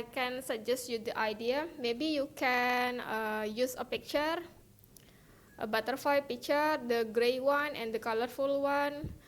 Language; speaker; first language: English; non-native, local second language; Indonesian